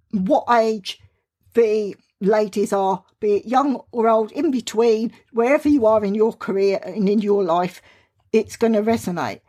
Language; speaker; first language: English; native; English